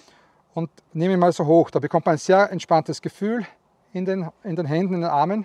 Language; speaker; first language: German; native; German